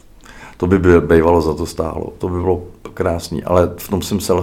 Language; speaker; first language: Czech; native; Czech